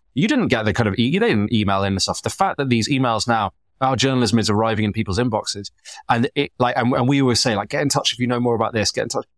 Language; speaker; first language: English; native; English